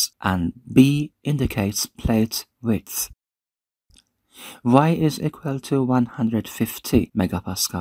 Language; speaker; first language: English; non-native, fluent; Persian